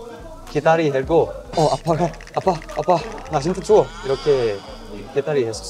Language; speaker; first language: Korean; non-native, learner; Thai